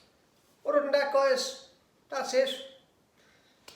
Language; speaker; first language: English; native; English